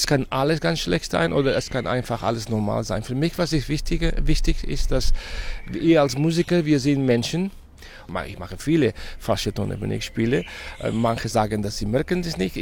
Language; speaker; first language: German; non-native, fluent; Catalan